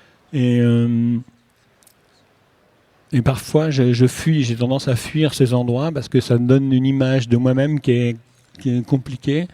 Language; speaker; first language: French; native; French